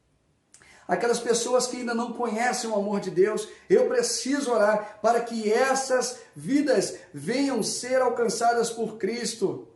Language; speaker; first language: Portuguese; native; Portuguese